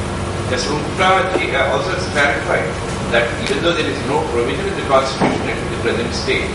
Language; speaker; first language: English; non-native, local second language; Telugu